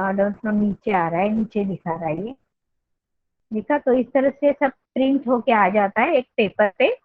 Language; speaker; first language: Hindi; non-native, local second language; Marathi